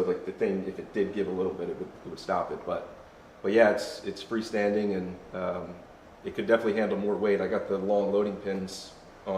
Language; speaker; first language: English; native; English